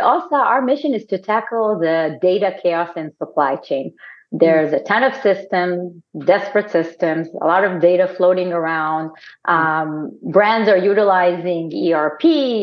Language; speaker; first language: English; non-native, fluent; Hebrew